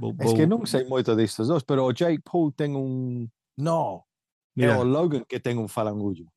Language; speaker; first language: Galician; early bilingual, heritage; Galician